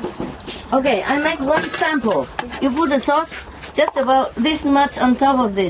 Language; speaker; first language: English; non-native, fluent; Vietnamese